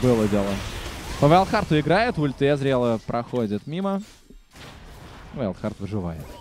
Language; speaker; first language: Russian; native; Russian